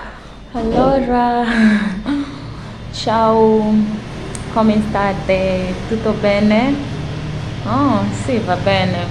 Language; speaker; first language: Italian; non-native, learner; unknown